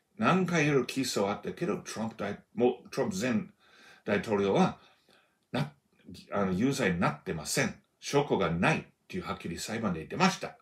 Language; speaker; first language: Japanese; non-native, fluent; English